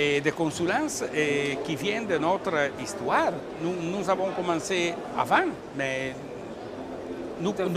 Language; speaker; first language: French; non-native, learner; Italian